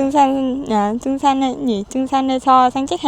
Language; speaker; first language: Korean; non-native, learner; Vietnamese